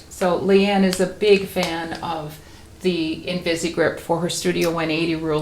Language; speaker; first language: English; native; English